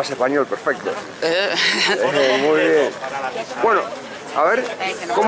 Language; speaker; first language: Spanish; native; Spanish